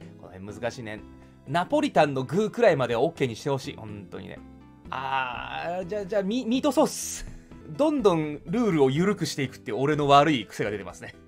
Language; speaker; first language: Japanese; native; Japanese